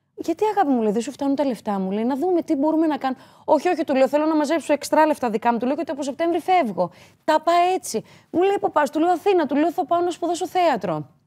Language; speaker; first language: Greek; native; Greek